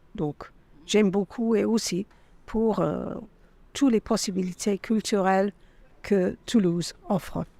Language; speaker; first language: French; non-native, fluent; English